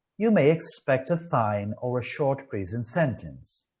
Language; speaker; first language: English; non-native, fluent; Italian